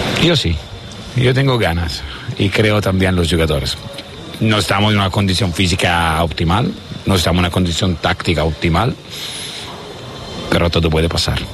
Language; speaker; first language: Spanish; non-native, learner; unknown